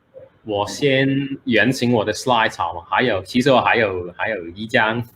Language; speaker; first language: Chinese; early bilingual, heritage; Chinese